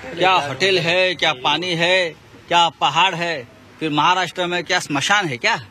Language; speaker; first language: Hindi; non-native, local second language; Marathi